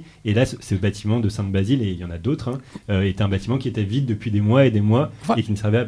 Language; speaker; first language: French; native; French